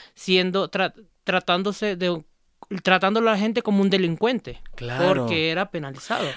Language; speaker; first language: Spanish; native; Spanish